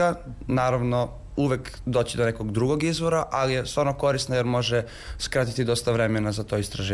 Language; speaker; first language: Serbian; native; Serbian